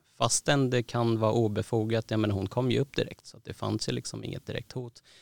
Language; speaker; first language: Swedish; native; Swedish